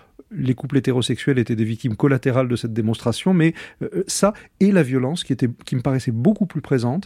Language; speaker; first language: French; native; French